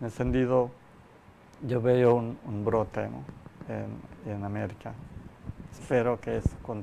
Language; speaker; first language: Spanish; non-native, learner; Malayalam